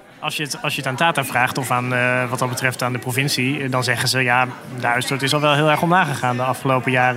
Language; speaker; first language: Dutch; native; Dutch